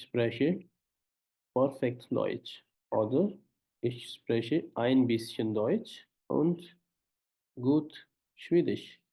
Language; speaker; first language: German; non-native, fluent; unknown